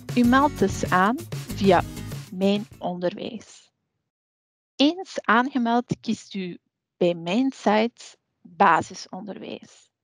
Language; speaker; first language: Dutch; native; Dutch